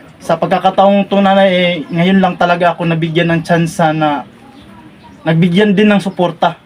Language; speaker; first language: Filipino; non-native, local second language; Waray